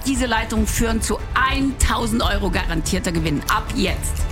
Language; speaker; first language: German; native; German